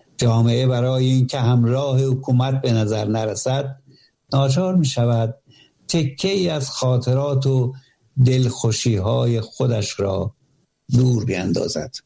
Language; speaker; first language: Persian; native; Persian